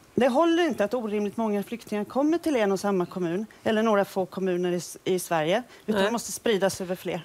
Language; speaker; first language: Swedish; native; Swedish